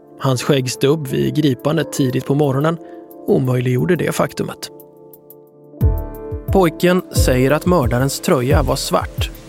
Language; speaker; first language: Swedish; native; Swedish